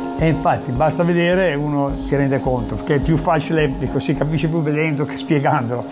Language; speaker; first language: Italian; native; Italian